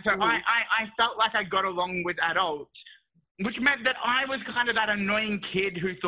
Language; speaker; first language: English; native; English